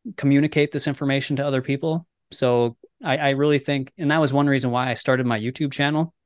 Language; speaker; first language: English; native; English